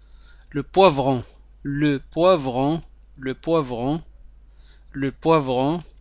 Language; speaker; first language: French; non-native, fluent; Arabic